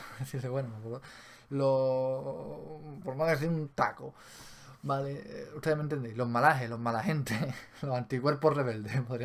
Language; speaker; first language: Spanish; native; Spanish